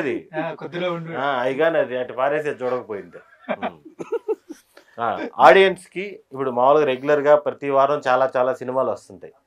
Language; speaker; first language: Telugu; native; Telugu